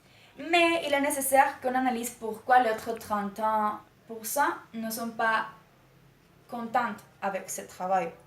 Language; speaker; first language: French; non-native, learner; Spanish